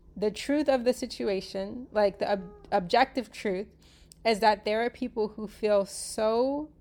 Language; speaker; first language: English; native; English